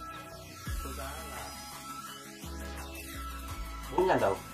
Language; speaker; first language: Vietnamese; native; Vietnamese